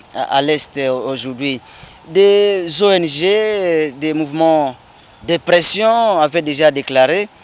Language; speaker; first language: French; non-native, local second language; Swahili